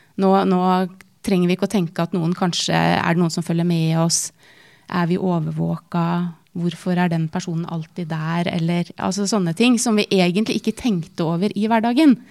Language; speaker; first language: Norwegian; native; Norwegian